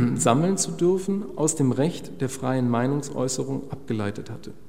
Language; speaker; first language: German; native; German